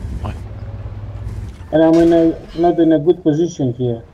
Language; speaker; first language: English; non-native, learner; Greek